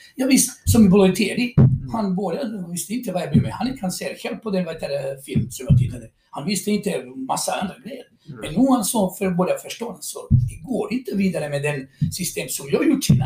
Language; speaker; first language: Swedish; non-native, fluent; Croatian